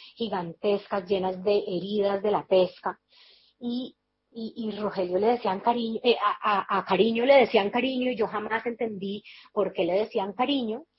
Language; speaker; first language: Spanish; native; Spanish